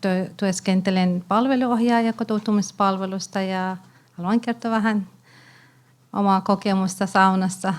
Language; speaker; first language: Finnish; non-native, learner; Arabic